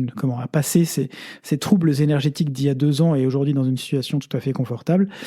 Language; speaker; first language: French; native; French